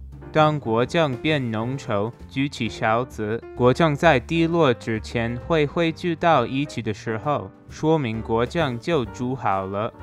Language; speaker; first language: Chinese; non-native, fluent; English